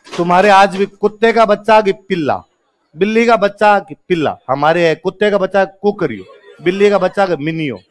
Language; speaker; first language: Hindi; non-native, local second language; Rajasthani